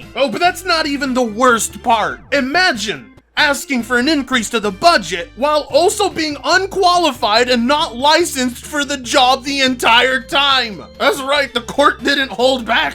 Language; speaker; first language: English; native; English